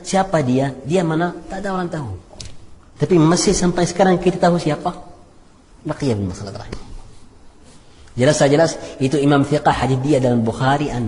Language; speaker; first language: Indonesian; non-native, fluent; Arabic